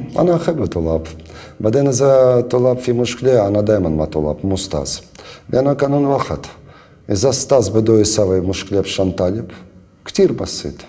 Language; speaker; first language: Arabic; non-native, learner; Russian